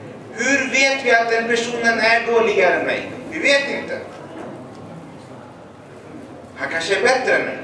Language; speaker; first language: Swedish; early bilingual, other home language; Arabic